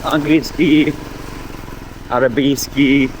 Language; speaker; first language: Russian; non-native, learner; English